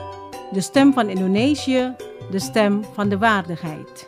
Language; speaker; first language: Dutch; non-native, fluent; Indonesian